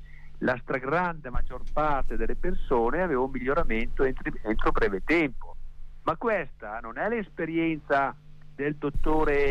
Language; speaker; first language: Italian; native; Italian